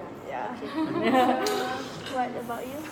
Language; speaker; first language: English; non-native, local second language; Malay